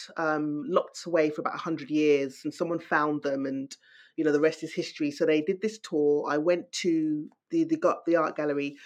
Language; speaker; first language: English; native; English